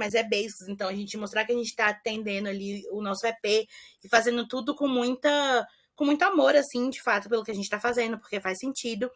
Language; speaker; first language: Portuguese; native; Portuguese